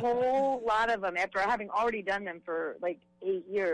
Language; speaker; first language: English; native; English